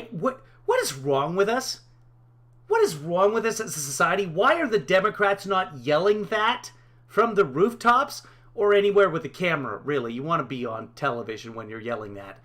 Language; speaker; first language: English; native; English